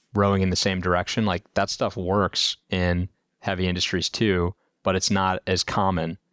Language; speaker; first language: English; native; English